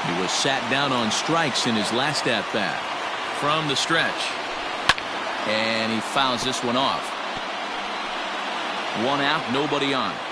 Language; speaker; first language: English; native; English